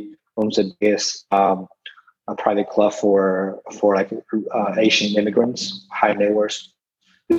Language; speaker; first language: English; non-native, fluent; Chinese